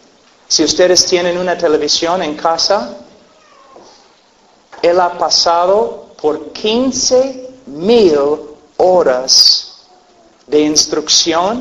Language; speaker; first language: Spanish; non-native, fluent; English